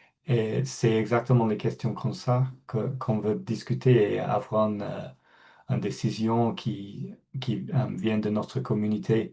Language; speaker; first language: French; non-native, fluent; English